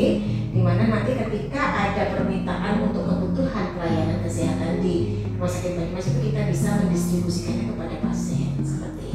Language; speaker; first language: Indonesian; native; Indonesian